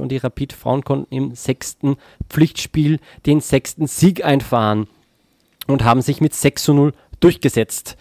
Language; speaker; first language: German; native; German